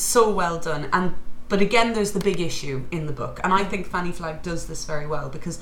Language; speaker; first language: English; native; English